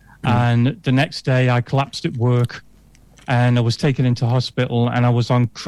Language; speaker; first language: English; native; English